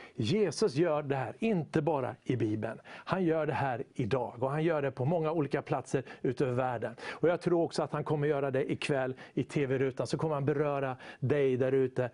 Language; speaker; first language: Swedish; native; Swedish